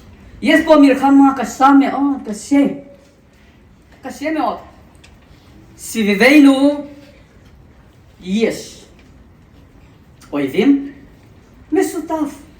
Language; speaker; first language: Hebrew; non-native, fluent; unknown